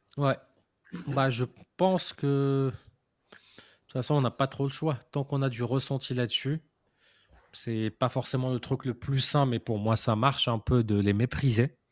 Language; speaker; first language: French; non-native, local second language; Arabic